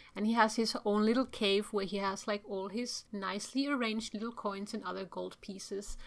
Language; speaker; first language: English; non-native, fluent; Czech